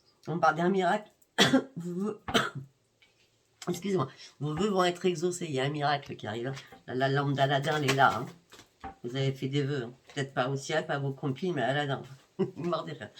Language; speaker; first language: French; native; French